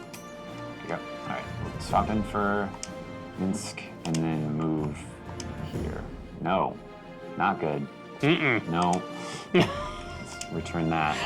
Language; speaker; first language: English; native; English